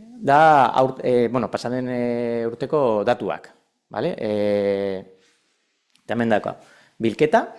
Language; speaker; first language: Basque; non-native, local second language; Spanish